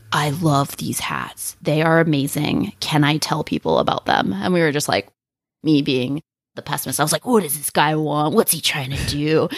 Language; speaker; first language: English; native; English